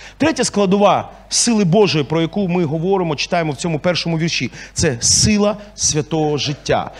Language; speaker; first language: Ukrainian; non-native, local second language; Russian